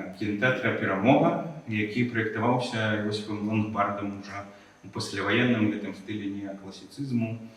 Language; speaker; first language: Belarusian; non-native, local second language; Russian